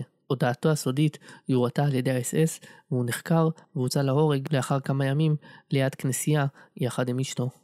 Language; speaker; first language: Hebrew; native; Hebrew